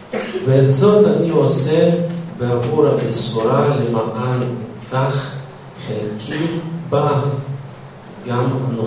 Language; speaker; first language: Hebrew; non-native, fluent; Russian